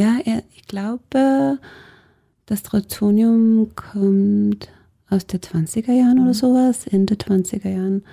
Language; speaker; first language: German; non-native, fluent; Danish